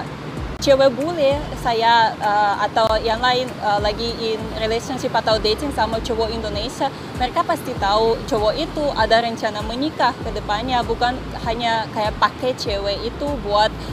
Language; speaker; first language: Indonesian; non-native, fluent; Russian